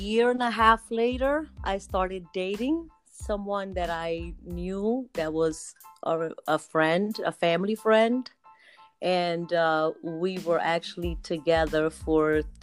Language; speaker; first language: English; non-native, fluent; Kabuverdianu